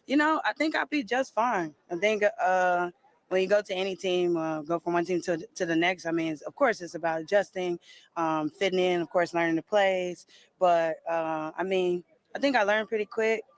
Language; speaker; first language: English; native; English